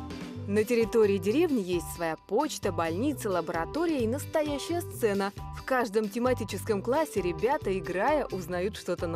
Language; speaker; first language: Russian; native; Russian